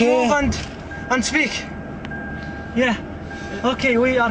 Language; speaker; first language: English; non-native, learner; Arabic